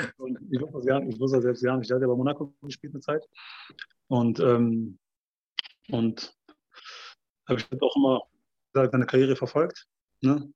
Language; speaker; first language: German; early bilingual, other home language; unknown